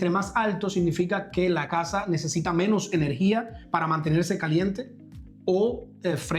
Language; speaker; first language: Spanish; native; Spanish